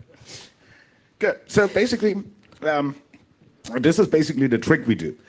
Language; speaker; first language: English; non-native, fluent; German